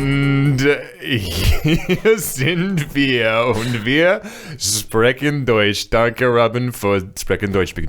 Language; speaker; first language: German; non-native, learner; English